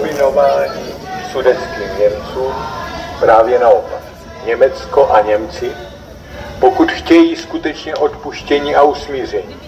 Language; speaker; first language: Czech; native; Czech